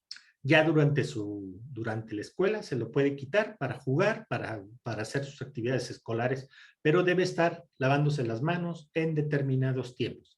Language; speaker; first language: Spanish; native; Spanish